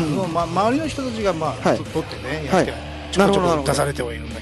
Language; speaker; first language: Japanese; native; Japanese